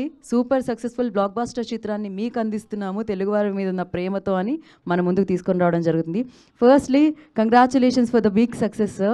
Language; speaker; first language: Telugu; native; Telugu